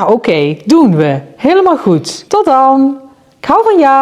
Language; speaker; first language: Dutch; native; Dutch